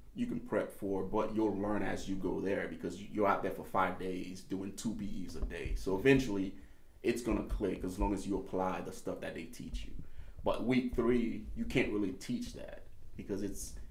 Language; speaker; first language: English; native; English